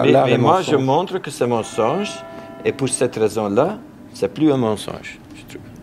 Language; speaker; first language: French; non-native, local second language; Dutch